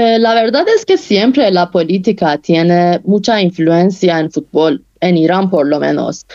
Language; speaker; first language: Spanish; non-native, fluent; Persian